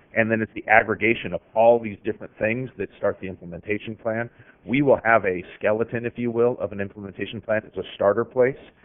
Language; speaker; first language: English; native; English